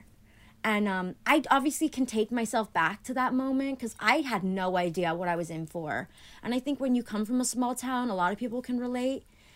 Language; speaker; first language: English; early bilingual, other home language; Greek